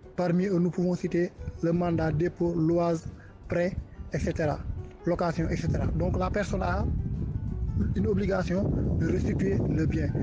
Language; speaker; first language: French; non-native, local second language; Wolof